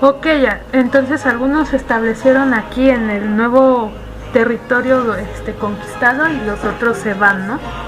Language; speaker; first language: Spanish; native; Spanish